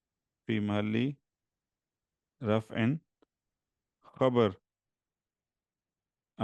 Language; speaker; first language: Arabic; non-native, fluent; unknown